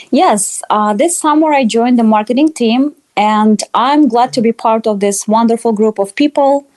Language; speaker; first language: English; non-native, fluent; Russian